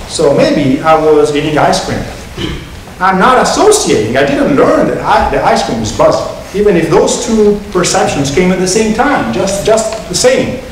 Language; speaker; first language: English; non-native, fluent; Italian